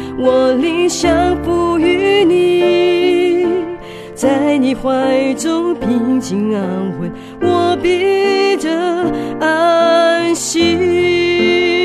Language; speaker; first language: Chinese; native; Chinese